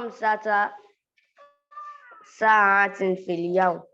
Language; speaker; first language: Arabic; non-native, learner; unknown